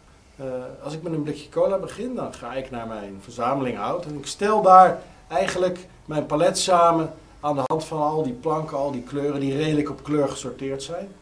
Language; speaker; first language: Dutch; native; Dutch